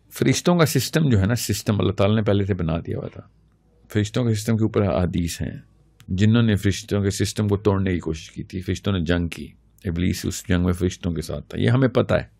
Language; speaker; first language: Urdu; native; Urdu